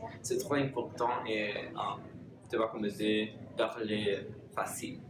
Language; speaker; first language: French; non-native, learner; English